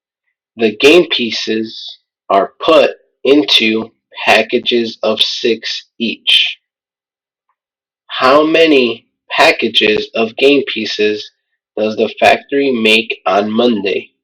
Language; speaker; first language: English; native; English